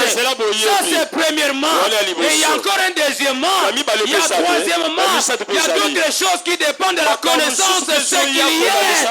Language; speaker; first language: French; non-native, local second language; Lingala